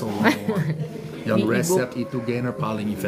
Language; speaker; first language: Indonesian; non-native, learner; English